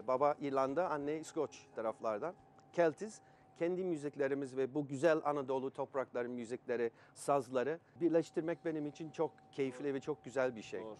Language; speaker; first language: Turkish; non-native, fluent; English